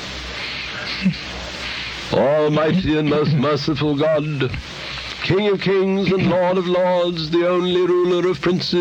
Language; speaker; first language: English; native; English